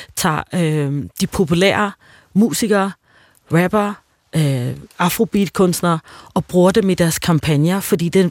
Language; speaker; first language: Danish; non-native, fluent; Swahili